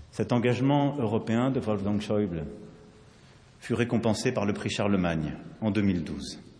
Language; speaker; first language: French; native; French